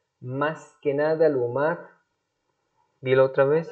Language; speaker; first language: Spanish; non-native, fluent; Hebrew